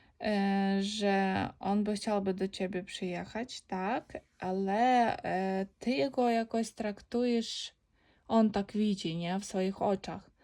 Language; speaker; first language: Polish; non-native, learner; Ukrainian